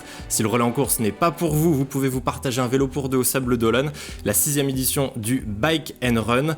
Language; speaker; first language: French; native; French